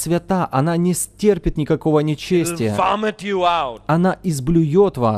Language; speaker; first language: Russian; native; Russian